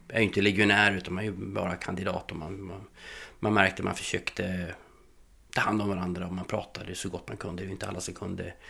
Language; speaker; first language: Swedish; native; Swedish